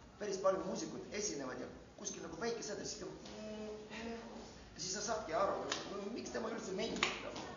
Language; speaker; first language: Estonian; non-native, fluent; Ukrainian